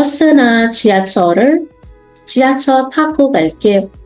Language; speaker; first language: Korean; non-native, fluent; Indonesian